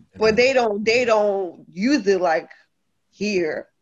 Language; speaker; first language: English; early bilingual, other home language; Polish